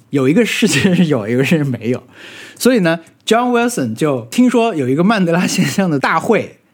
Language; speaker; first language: Chinese; native; Chinese